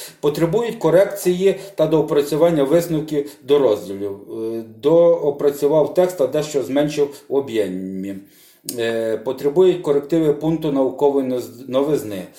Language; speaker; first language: Ukrainian; native; Ukrainian